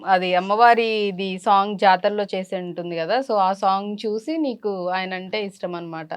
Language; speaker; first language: Telugu; native; Telugu